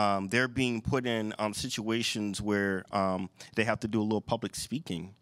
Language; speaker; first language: English; native; English